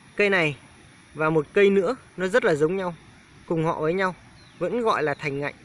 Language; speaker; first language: Vietnamese; native; Vietnamese